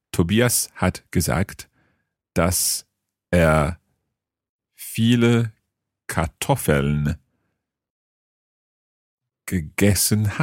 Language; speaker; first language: German; non-native, learner; English